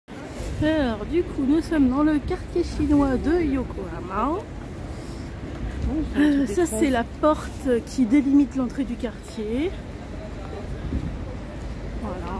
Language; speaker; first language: French; native; French